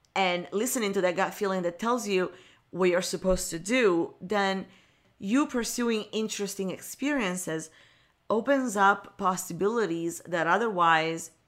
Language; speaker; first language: English; non-native, fluent; Italian